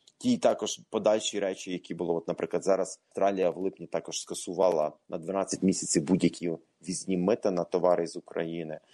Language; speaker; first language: Ukrainian; native; Ukrainian